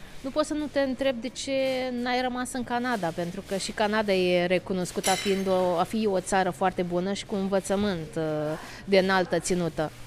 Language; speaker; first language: Romanian; native; Romanian